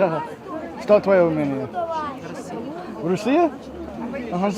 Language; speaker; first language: Russian; non-native, learner; English